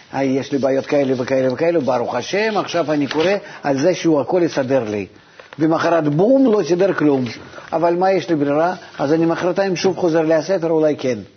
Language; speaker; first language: Hebrew; non-native, fluent; Russian